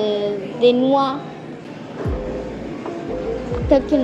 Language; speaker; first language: French; non-native, fluent; Spanish